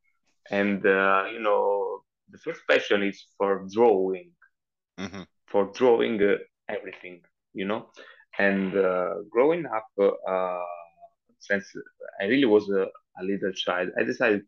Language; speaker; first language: English; non-native, fluent; Italian